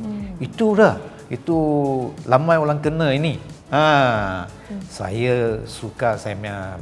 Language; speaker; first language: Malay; non-native, local second language; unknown